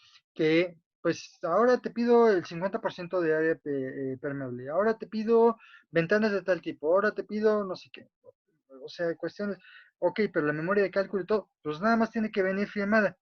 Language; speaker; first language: Spanish; native; Spanish